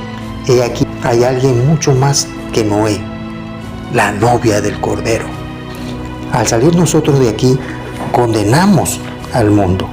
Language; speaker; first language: Spanish; native; Spanish